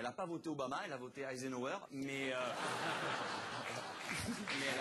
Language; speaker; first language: French; native; French